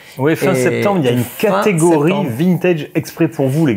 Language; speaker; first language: French; native; French